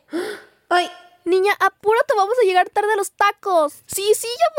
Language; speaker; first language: Spanish; native; Spanish